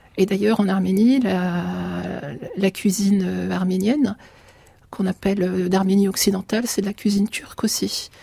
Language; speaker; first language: French; early bilingual, other home language; Arabic